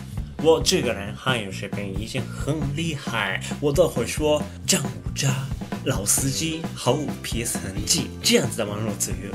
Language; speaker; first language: Chinese; non-native, fluent; Japanese